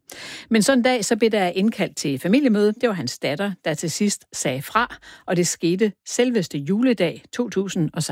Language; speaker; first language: Danish; native; Danish